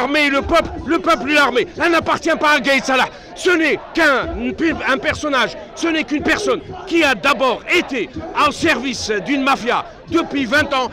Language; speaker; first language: French; non-native, local second language; Arabic